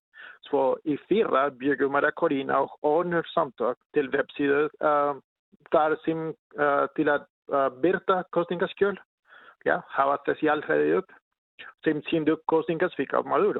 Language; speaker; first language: Icelandic; non-native, learner; Spanish